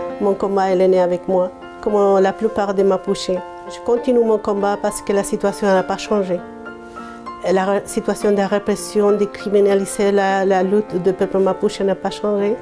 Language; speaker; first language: French; non-native, fluent; Spanish